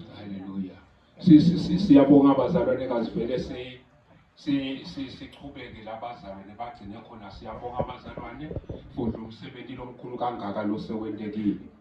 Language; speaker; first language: Zulu; non-native, local second language; Swati